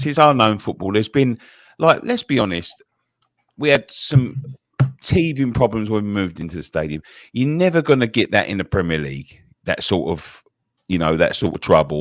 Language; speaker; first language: English; native; English